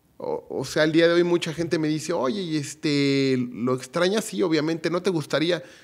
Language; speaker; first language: Spanish; native; Spanish